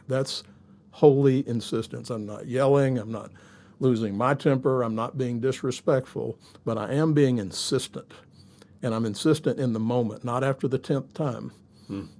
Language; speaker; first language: English; native; English